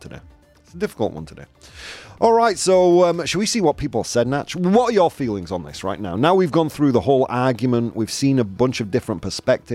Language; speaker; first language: English; native; English